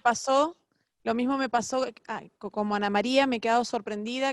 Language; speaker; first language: Spanish; native; Spanish